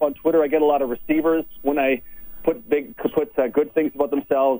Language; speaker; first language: English; native; English